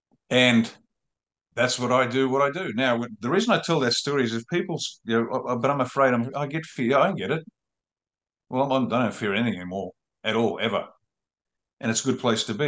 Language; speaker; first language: English; native; English